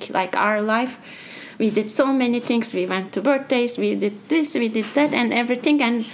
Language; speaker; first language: English; non-native, fluent; Turkish